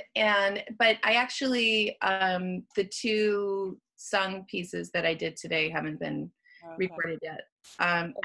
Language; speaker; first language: English; native; English